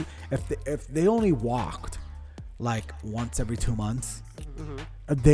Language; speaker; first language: English; early bilingual, other home language; Portuguese